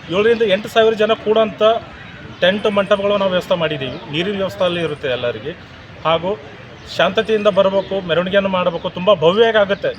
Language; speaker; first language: Kannada; non-native, local second language; Lambadi